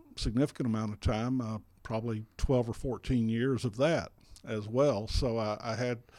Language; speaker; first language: English; native; English